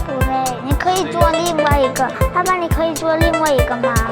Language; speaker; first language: Chinese; early bilingual, heritage; English